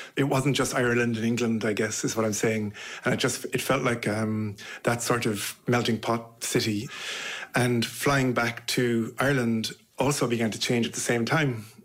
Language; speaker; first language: English; native; English